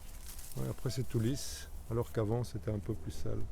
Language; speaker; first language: French; native; French